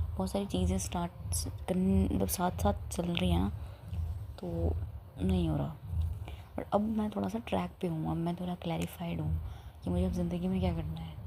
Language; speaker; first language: Hindi; non-native, local second language; Marwari